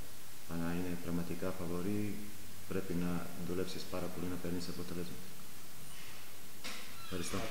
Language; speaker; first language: Greek; non-native, fluent; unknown